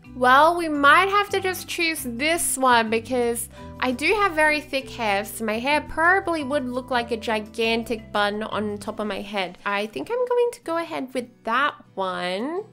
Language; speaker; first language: English; native; English